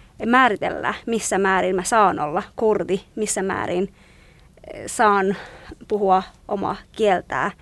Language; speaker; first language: Finnish; non-native, fluent; Kurdish